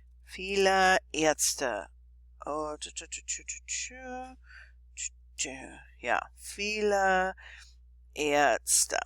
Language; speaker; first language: German; non-native, fluent; English